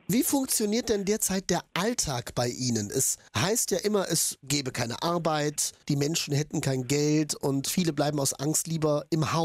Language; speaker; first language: German; native; German